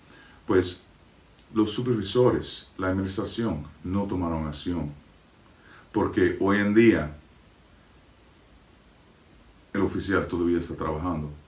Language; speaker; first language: Spanish; non-native, fluent; English